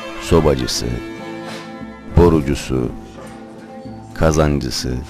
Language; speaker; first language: Turkish; native; Turkish